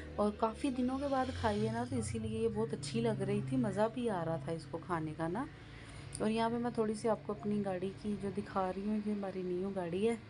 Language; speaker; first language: Urdu; native; Urdu